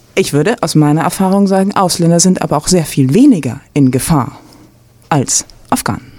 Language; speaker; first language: German; native; German